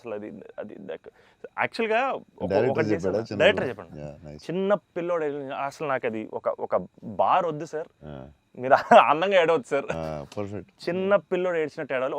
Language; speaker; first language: Telugu; native; Telugu